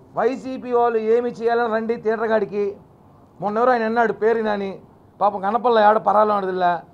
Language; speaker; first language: Telugu; native; Telugu